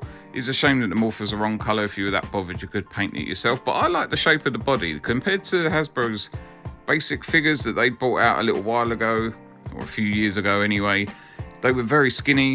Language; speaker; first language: English; native; English